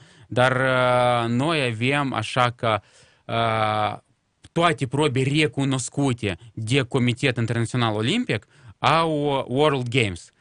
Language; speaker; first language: Romanian; non-native, local second language; Russian